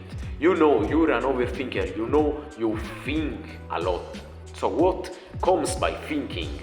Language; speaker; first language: English; non-native, fluent; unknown